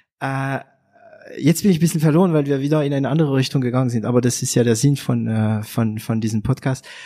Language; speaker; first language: German; non-native, fluent; French